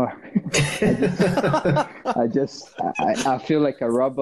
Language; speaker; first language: English; non-native, fluent; Portuguese